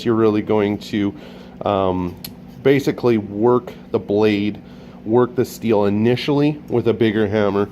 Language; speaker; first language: English; native; English